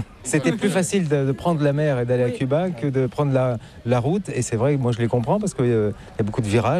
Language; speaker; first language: French; native; French